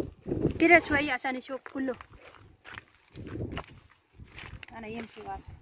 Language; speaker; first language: Arabic; non-native, learner; Filipino